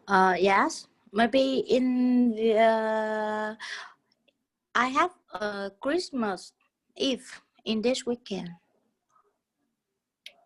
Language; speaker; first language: English; non-native, learner; Vietnamese